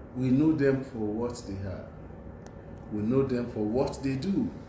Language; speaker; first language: English; non-native, local second language; Yoruba